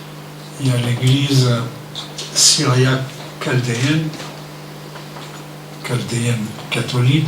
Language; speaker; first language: French; non-native, fluent; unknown